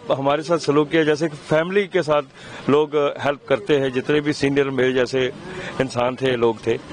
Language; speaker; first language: Urdu; non-native, local second language; Punjabi